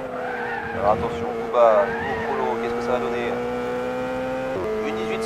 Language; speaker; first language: French; native; French